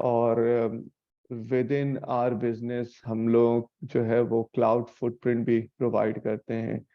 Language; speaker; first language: Urdu; native; Urdu